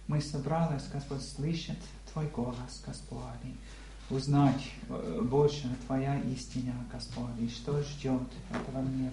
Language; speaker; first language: Russian; non-native, learner; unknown